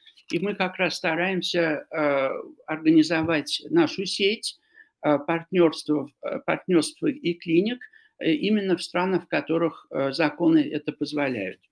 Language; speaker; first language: Russian; non-native, fluent; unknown